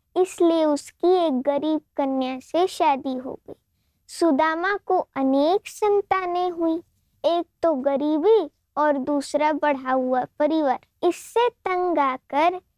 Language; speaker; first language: Hindi; non-native, local second language; Gujarati